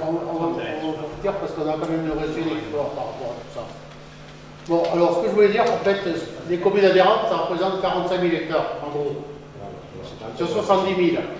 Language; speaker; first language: French; native; French